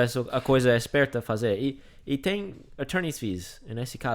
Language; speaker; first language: Portuguese; non-native, fluent; English